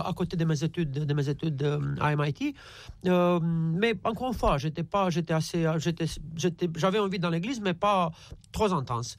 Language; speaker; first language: French; non-native, fluent; Romanian